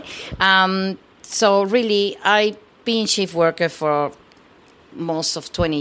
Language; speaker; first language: English; non-native, fluent; Spanish